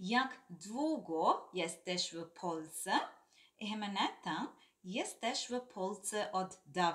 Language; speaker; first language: Polish; non-native, fluent; Sinhala